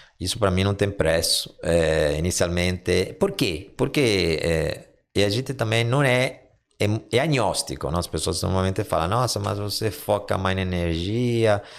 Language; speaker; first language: Portuguese; non-native, fluent; Italian